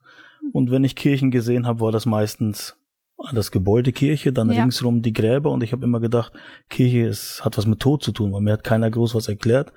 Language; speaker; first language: German; native; German